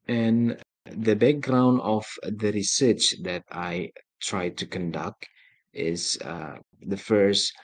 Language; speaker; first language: English; non-native, fluent; Indonesian